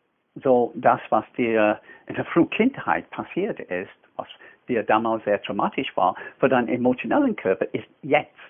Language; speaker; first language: German; non-native, fluent; English